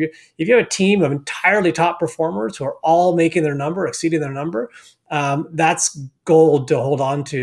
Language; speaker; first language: English; native; English